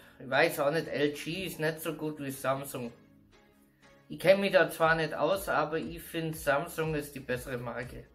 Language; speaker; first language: German; native; German